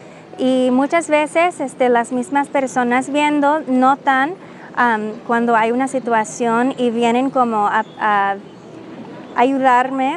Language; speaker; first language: Spanish; non-native, fluent; English